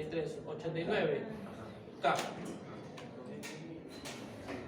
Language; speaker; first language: Spanish; native; Spanish